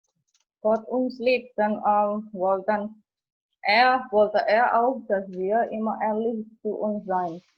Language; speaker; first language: German; non-native, fluent; Indonesian